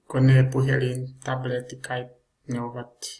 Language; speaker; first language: Finnish; non-native, learner; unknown